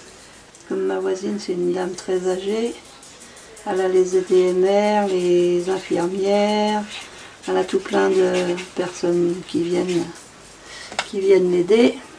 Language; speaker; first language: French; native; French